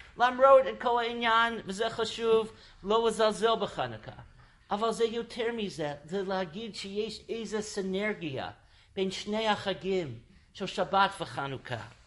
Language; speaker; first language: Hebrew; non-native, fluent; English